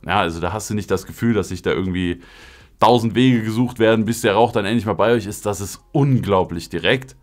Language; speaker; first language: German; native; German